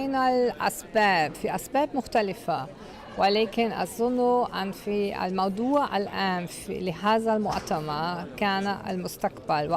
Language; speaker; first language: Arabic; non-native, fluent; German